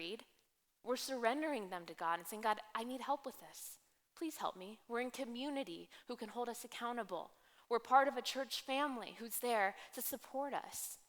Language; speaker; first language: English; native; English